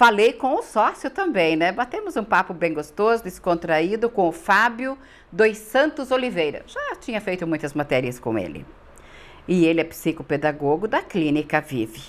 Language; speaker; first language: Portuguese; native; Portuguese